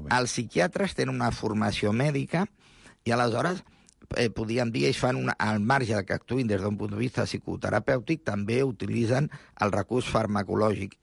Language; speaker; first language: Catalan; native; Catalan